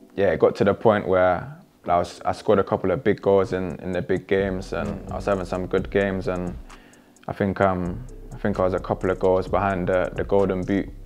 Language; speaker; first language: English; native; English